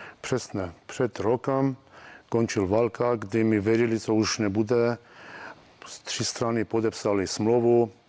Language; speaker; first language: Czech; non-native, fluent; Armenian